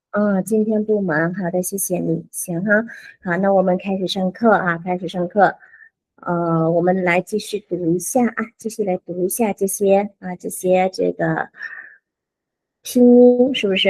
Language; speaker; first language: Chinese; non-native, fluent; Vietnamese